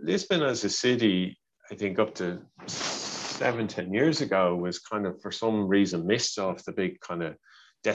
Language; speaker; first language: English; native; English